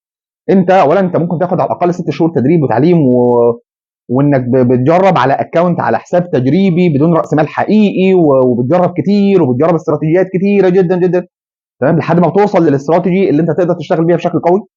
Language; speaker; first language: Arabic; native; Arabic